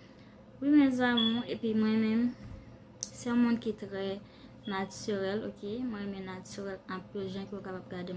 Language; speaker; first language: French; non-native, learner; Haitian Creole